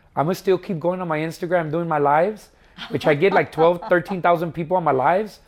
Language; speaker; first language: Spanish; early bilingual, heritage; Spanish